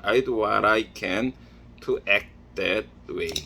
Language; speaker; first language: English; non-native, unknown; Korean